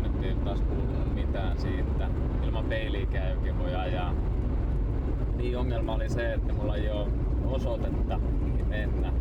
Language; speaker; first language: Finnish; native; Finnish